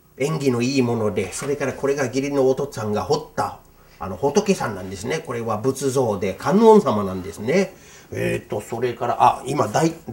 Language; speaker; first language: Japanese; non-native, fluent; English